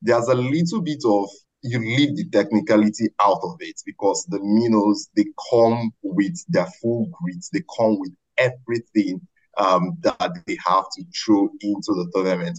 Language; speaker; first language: English; non-native, local second language; Igbo